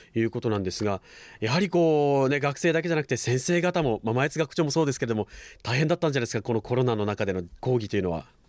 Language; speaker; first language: Japanese; native; Japanese